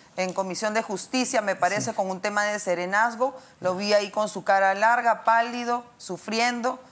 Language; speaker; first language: Spanish; native; Spanish